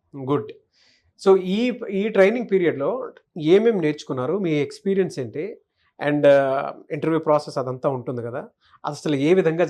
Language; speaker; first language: Telugu; native; Telugu